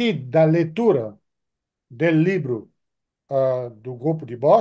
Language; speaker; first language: Portuguese; non-native, fluent; French